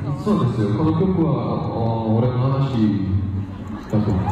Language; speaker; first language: Japanese; non-native, learner; Korean